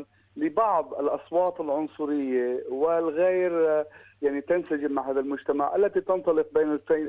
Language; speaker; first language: Arabic; native; Arabic